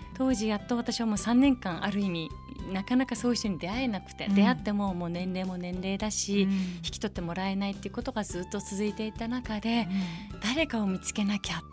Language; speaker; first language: Japanese; early bilingual, other home language; Persian